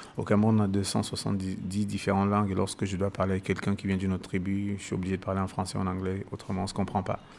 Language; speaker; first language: French; non-native, local second language; Basaa